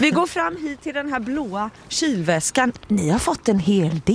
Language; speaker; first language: Swedish; native; Swedish